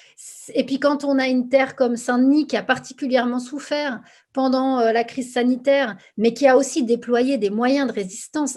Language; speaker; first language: French; native; French